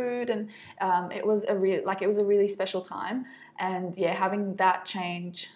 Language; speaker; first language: English; non-native, fluent; Arabic